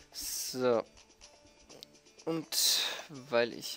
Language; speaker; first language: German; native; German